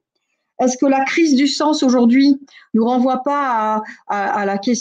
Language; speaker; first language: French; native; French